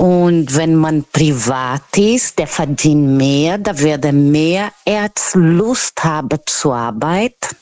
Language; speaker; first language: German; non-native, learner; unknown